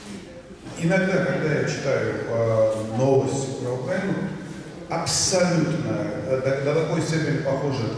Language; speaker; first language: Russian; non-native, fluent; Georgian